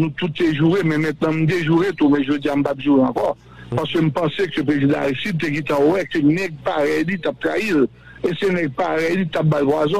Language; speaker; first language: French; non-native, local second language; Haitian Creole